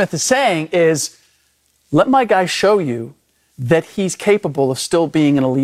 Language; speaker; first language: English; early bilingual, other home language; German